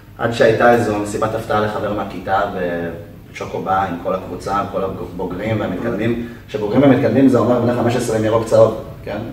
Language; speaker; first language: Hebrew; native; Hebrew